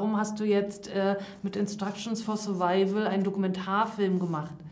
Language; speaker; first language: German; native; German